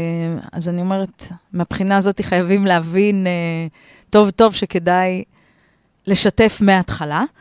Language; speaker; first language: Hebrew; native; Hebrew